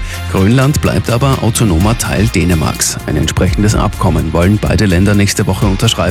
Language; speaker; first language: German; native; German